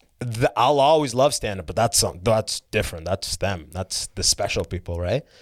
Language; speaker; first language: English; early bilingual, other home language; Arabic